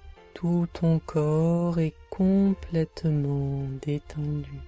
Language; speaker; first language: French; native; French